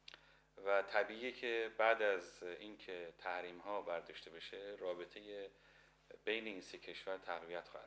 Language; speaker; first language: Persian; native; Persian